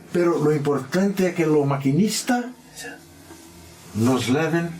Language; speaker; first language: Spanish; non-native, learner; Portuguese